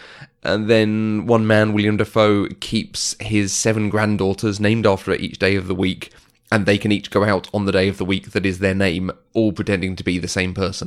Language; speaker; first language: English; native; English